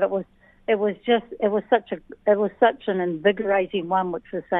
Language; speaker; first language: English; native; English